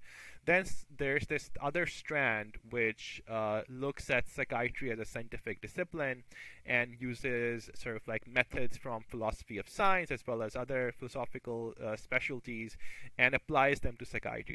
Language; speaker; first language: English; non-native, local second language; Urdu